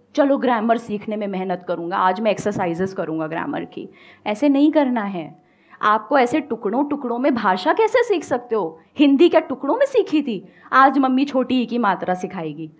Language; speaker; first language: Hindi; native; Hindi